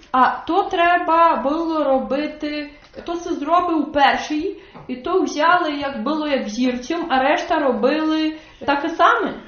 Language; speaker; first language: Ukrainian; native; Ukrainian